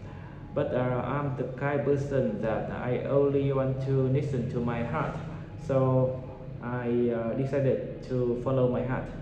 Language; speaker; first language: English; non-native, learner; Vietnamese